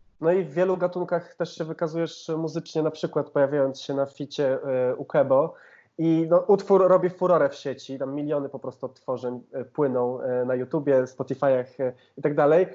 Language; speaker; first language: Polish; native; Polish